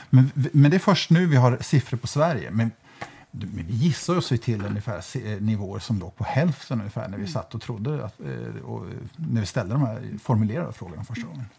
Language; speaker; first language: Swedish; native; Swedish